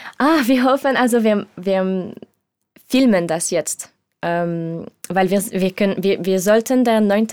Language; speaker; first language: German; non-native, learner; French